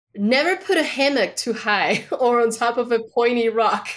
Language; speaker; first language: English; non-native, fluent; Spanish